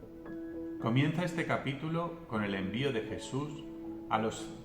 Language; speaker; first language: Spanish; native; Spanish